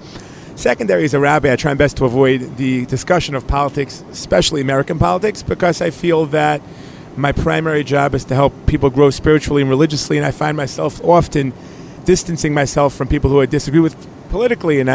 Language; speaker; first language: English; native; English